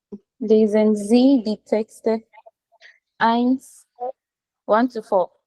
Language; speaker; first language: German; non-native, learner; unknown